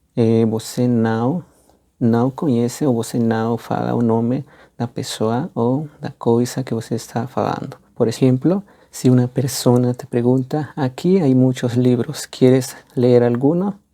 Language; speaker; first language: Portuguese; non-native, fluent; Spanish